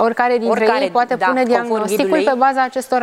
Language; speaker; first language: Romanian; native; Romanian